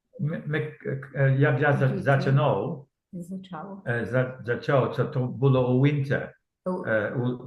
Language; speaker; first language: Polish; non-native, learner; Ukrainian